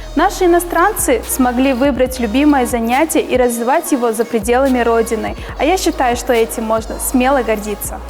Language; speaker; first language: Russian; native; Russian